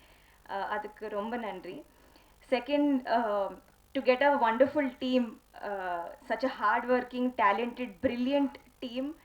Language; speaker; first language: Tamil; non-native, learner; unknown